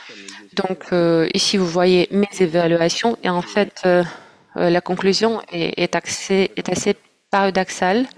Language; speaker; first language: French; non-native, fluent; Russian